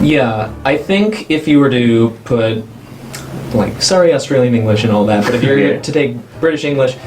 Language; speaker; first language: English; native; English